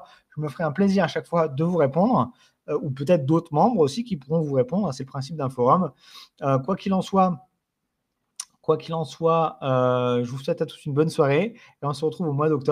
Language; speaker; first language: French; native; French